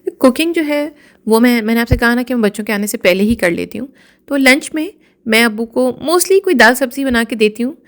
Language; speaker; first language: Urdu; native; Urdu